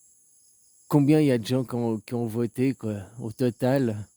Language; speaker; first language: French; native; French